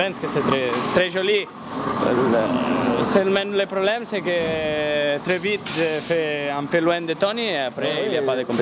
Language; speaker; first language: French; non-native, learner; Spanish